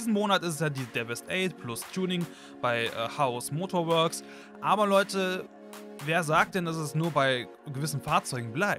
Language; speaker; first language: German; native; German